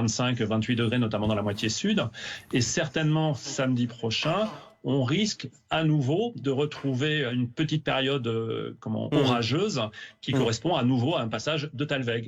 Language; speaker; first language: French; native; French